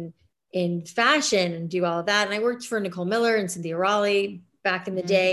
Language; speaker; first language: English; native; English